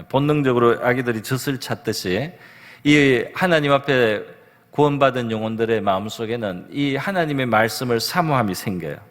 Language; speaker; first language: Korean; native; Korean